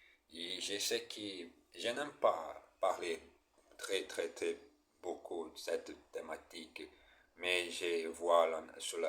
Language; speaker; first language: French; non-native, learner; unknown